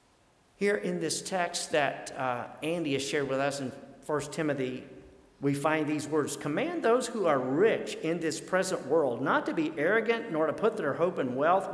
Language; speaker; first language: English; native; English